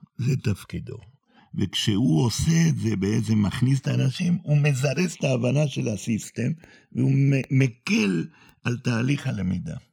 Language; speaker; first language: Hebrew; non-native, fluent; Spanish